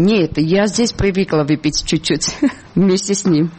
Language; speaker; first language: Russian; non-native, local second language; Georgian